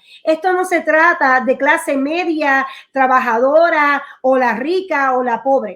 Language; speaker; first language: Spanish; native; Spanish